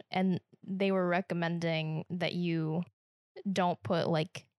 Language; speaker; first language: English; native; English